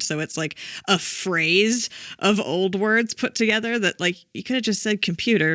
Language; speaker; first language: English; native; English